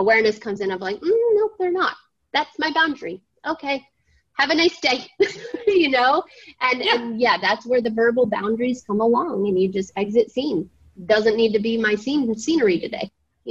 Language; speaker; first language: English; native; English